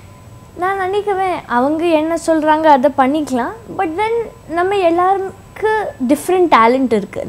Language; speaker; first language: Tamil; non-native, local second language; Hindi